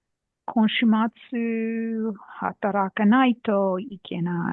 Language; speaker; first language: Japanese; non-native, learner; English